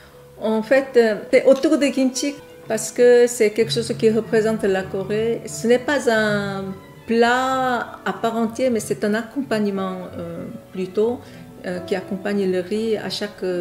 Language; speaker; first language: French; non-native, fluent; Korean